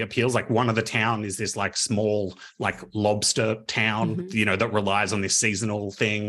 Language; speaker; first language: English; native; English